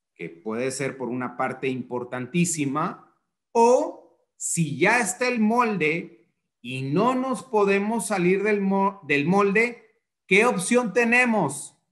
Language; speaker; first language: Spanish; native; Spanish